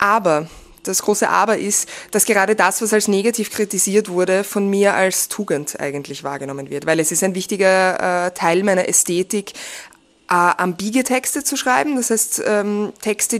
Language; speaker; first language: German; native; German